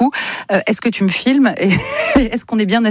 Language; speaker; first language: French; native; French